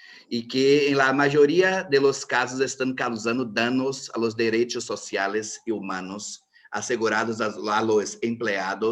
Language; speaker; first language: Spanish; non-native, fluent; Portuguese